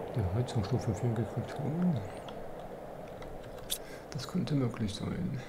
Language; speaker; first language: German; native; German